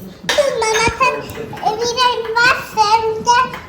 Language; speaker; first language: German; early bilingual, other home language; Telugu